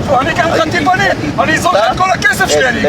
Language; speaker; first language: Hebrew; native; Hebrew